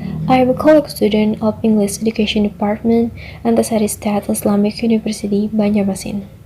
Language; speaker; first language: English; non-native, learner; Indonesian